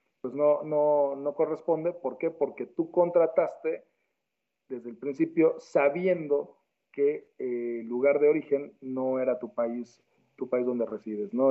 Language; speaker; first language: Spanish; native; Spanish